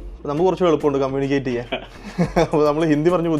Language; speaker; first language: Malayalam; native; Malayalam